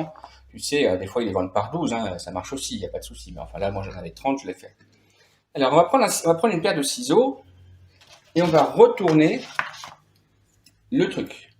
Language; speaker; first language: French; native; French